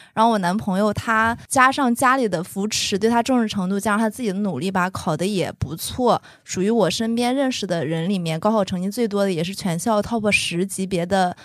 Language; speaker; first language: Chinese; native; Chinese